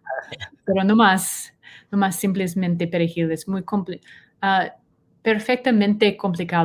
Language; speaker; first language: Spanish; non-native, learner; English